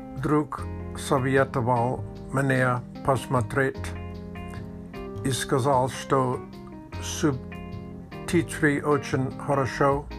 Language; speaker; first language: Russian; non-native, learner; Czech